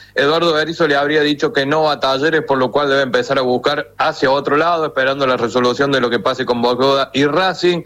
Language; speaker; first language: Spanish; native; Spanish